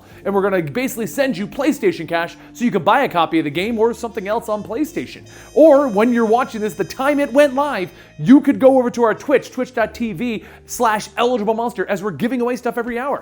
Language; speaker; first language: English; native; English